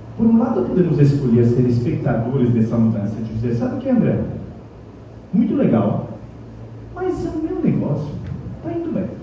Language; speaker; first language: Portuguese; non-native, fluent; Italian